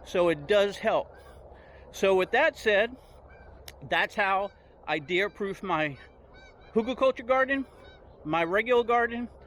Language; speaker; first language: English; native; English